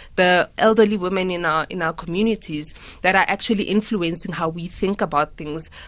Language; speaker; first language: English; non-native, local second language; Tswana